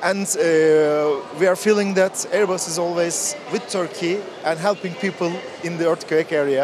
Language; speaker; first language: English; non-native, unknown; Turkish